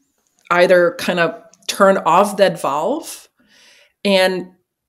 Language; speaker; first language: English; non-native, fluent; Czech